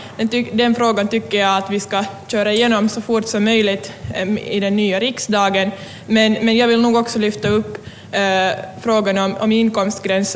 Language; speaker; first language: Swedish; native; Swedish